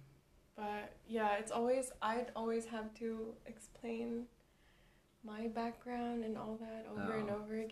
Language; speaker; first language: English; non-native, local second language; Cebuano